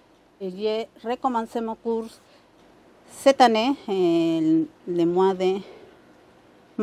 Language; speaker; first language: French; non-native, learner; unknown